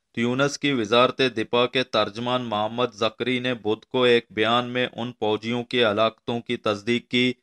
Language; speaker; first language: Urdu; non-native, local second language; Baluchi